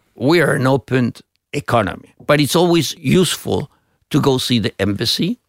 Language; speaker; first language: English; non-native, fluent; Spanish